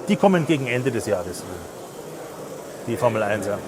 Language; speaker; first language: German; native; German